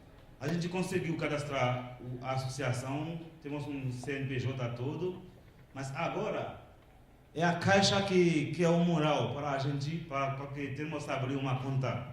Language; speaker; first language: Portuguese; non-native, local second language; Haitian Creole